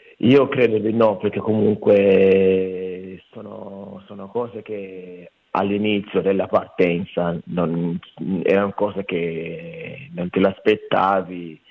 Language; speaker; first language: Italian; non-native, fluent; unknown